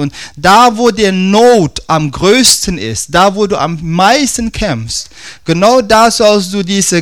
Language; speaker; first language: German; non-native, fluent; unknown